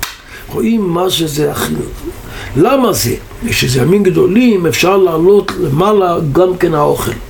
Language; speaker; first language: Hebrew; non-native, local second language; Yiddish